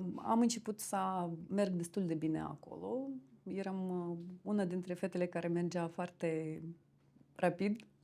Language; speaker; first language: Romanian; non-native, fluent; Russian